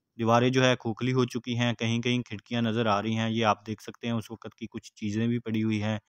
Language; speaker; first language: Urdu; non-native, local second language; Punjabi